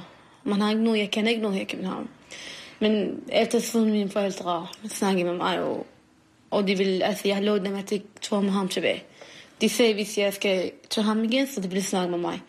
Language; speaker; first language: Danish; non-native, learner; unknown